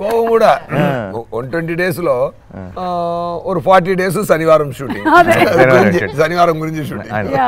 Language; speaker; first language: Telugu; non-native, fluent; Tamil